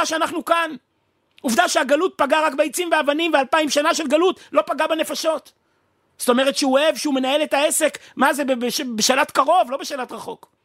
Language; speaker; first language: Hebrew; native; Hebrew